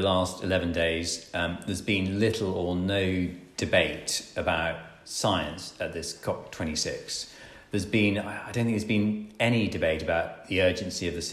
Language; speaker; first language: English; native; English